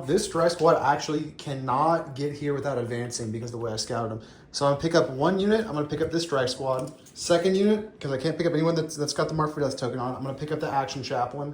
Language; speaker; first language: English; native; English